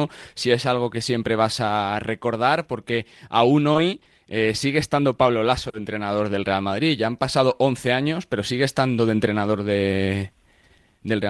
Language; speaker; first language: Spanish; native; Spanish